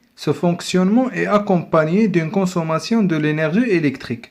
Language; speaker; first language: French; non-native, local second language; Arabic